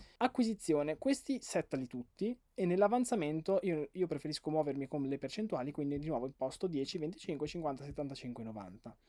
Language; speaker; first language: Italian; native; Italian